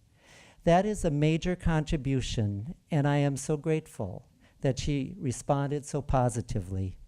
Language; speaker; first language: English; native; English